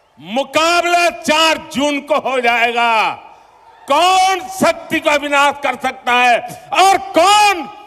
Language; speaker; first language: Hindi; non-native, local second language; Gujarati